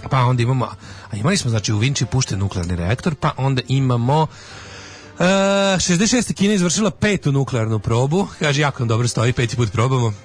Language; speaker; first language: Serbian; native; Serbian